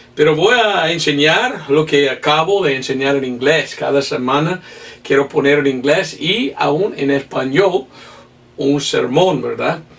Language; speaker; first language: Spanish; non-native, fluent; English